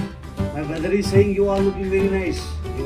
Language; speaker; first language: English; non-native, local second language; Kashmiri